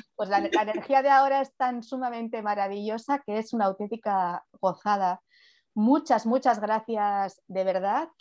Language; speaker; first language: Spanish; native; Spanish